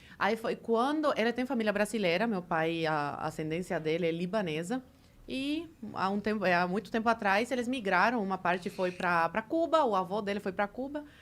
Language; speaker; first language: Portuguese; early bilingual, other home language; Spanish